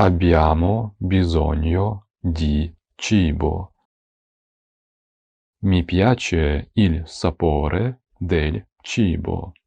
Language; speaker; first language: Italian; non-native, fluent; Ukrainian